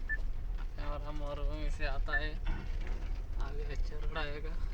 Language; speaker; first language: Hindi; non-native, local second language; Malayalam